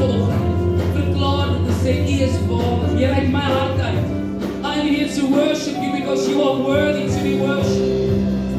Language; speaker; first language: English; non-native, local second language; Afrikaans